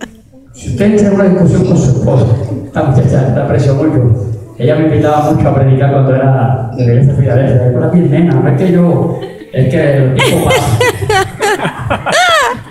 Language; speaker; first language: Spanish; native; Spanish